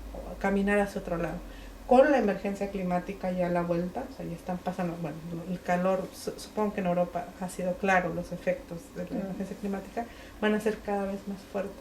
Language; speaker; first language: Spanish; non-native, local second language; Mixtepec Mixtec